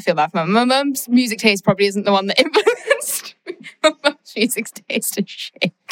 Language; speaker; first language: English; native; English